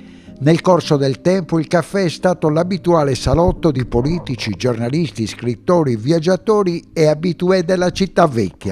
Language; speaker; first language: Italian; native; Italian